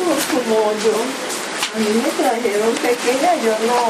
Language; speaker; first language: Spanish; early bilingual, other home language; Japanese